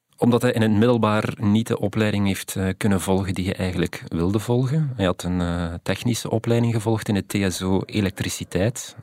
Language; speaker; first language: Dutch; native; Dutch